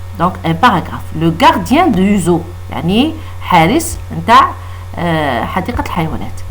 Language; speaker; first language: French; non-native, local second language; Arabic